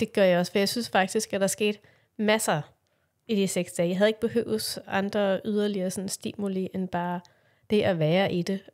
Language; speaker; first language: Danish; native; Danish